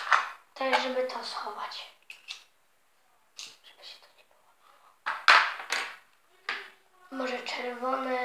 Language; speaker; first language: Polish; early bilingual, heritage; Polish